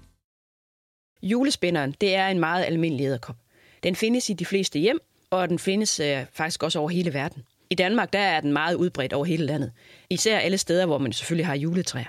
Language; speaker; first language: Danish; native; Danish